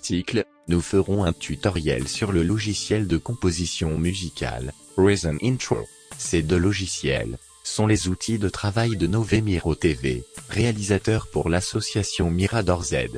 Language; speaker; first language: French; native; French